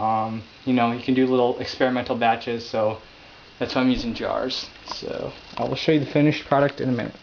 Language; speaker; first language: English; native; English